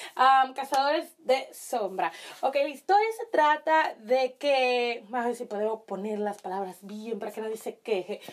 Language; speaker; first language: Spanish; early bilingual, heritage; Spanish